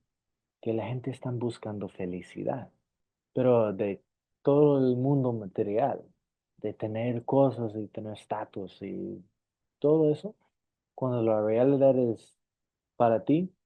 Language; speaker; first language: Spanish; non-native, fluent; English